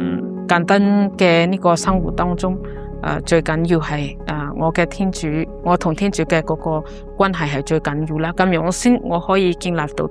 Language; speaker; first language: Cantonese; non-native, fluent; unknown